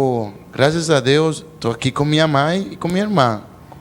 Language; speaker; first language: Portuguese; non-native, learner; Spanish